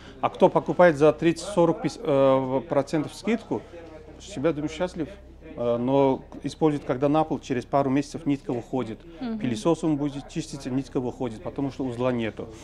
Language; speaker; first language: Russian; non-native, local second language; Tajik